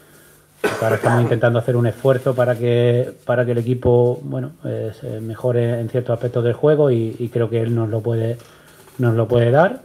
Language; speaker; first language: Spanish; native; Spanish